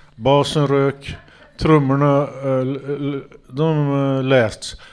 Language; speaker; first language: Swedish; native; Swedish